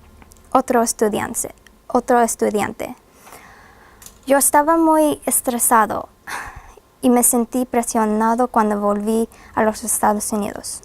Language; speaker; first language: Spanish; non-native, fluent; English